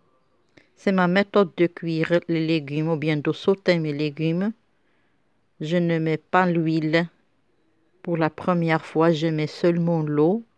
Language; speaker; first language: French; non-native, local second language; Arabic